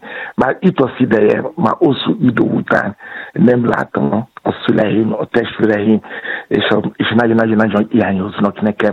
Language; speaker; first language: Hungarian; non-native, fluent; Yoruba